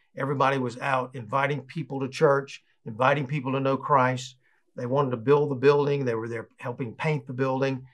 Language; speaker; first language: English; native; English